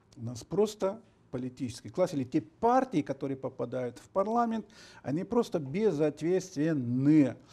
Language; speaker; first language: Russian; non-native, local second language; Romanian